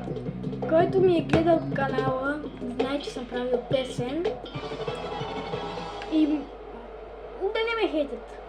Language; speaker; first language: Bulgarian; native; Bulgarian